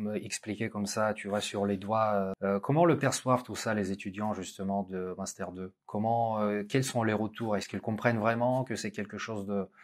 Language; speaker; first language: French; non-native, fluent; Russian